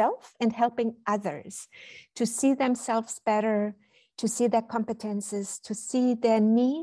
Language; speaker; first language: English; non-native, fluent; German